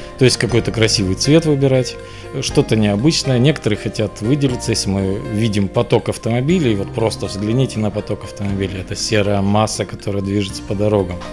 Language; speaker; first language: Russian; native; Russian